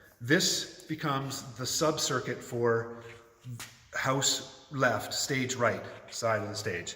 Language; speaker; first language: English; native; English